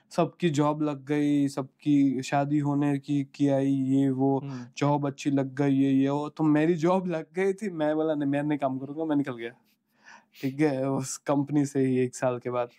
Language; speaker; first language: Hindi; non-native, local second language; Gujarati